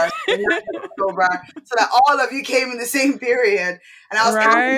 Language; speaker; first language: English; non-native, local second language; Yoruba